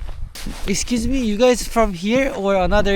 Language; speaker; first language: English; non-native, learner; Korean